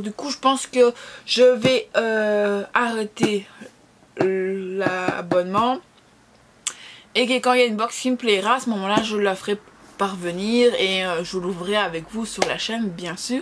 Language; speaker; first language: French; native; French